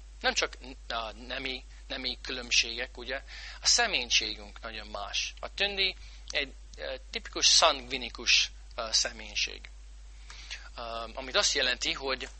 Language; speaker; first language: Hungarian; non-native, learner; English